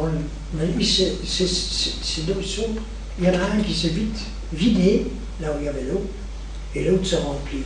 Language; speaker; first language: French; native; French